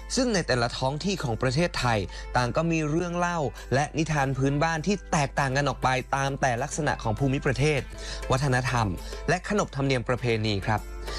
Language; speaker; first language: Thai; native; Thai